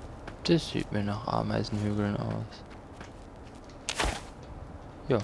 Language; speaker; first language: German; native; German